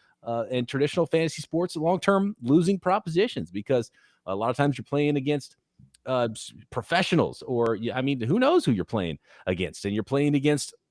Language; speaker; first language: English; native; English